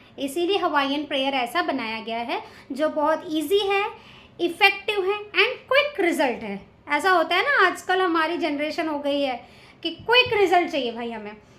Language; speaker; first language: Hindi; native; Hindi